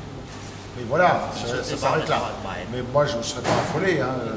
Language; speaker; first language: French; native; French